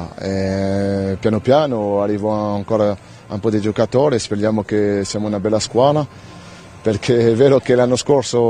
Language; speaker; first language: Italian; non-native, learner; French